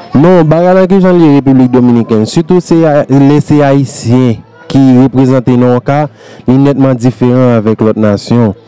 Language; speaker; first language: Haitian Creole; native; Haitian Creole